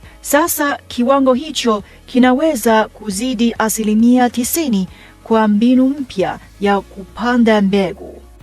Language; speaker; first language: Swahili; non-native, fluent; Chinese